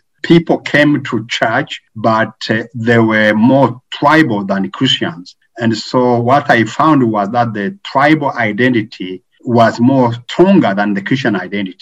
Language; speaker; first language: English; non-native, local second language; Kinyarwanda